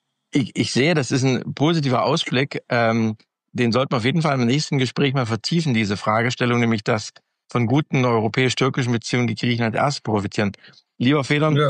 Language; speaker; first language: German; native; German